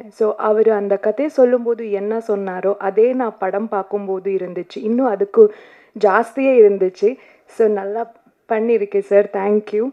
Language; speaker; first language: Tamil; non-native, learner; Kannada